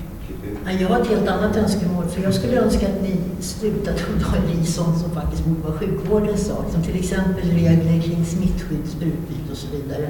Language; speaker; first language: Swedish; native; Swedish